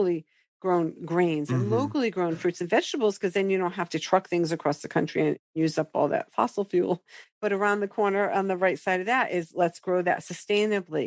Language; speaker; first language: English; native; English